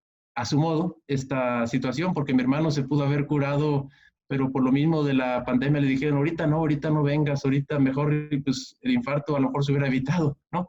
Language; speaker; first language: Spanish; native; Spanish